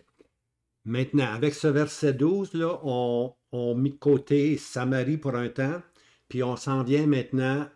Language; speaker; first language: French; native; French